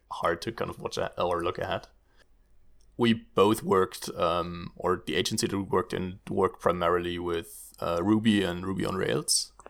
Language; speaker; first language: English; non-native, fluent; German